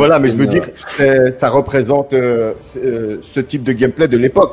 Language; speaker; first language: French; native; French